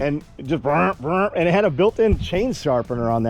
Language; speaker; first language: English; native; English